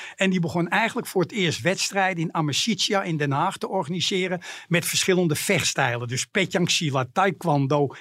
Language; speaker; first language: Dutch; native; Dutch